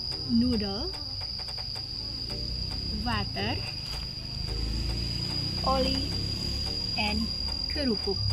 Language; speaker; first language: Dutch; non-native, learner; Indonesian